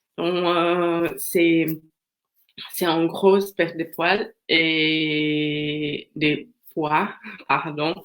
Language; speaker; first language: French; non-native, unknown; Portuguese